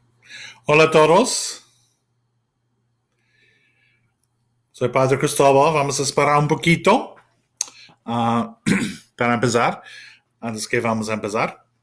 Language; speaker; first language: Spanish; non-native, fluent; English